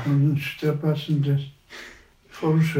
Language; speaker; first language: German; non-native, fluent; Polish